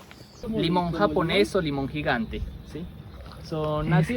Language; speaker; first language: Spanish; native; Spanish